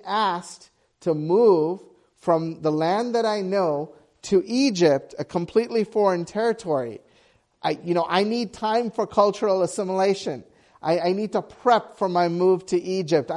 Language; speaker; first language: English; non-native, local second language; Tamil